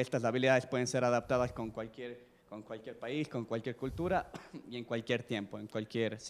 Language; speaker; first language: Spanish; native; Spanish